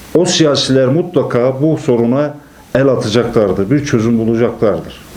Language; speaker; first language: Turkish; native; Turkish